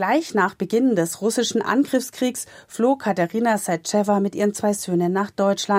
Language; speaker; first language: German; native; German